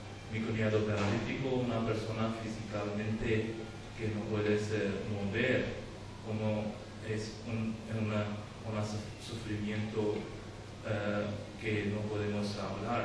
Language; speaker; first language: Spanish; non-native, learner; Urdu